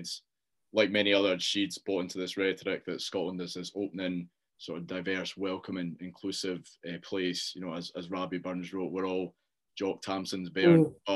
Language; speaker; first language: English; native; English